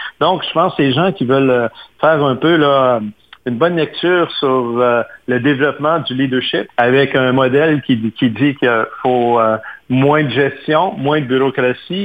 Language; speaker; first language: French; native; French